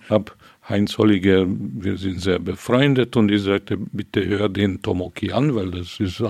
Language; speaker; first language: German; non-native, fluent; Hungarian